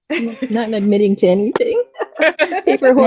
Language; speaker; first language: English; native; English